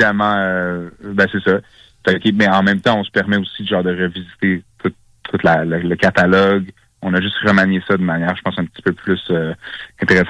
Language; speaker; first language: French; native; French